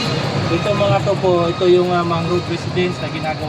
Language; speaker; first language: Filipino; native; Filipino